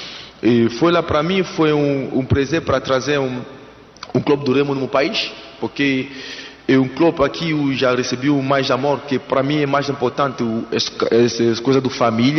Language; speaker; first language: Portuguese; non-native, learner; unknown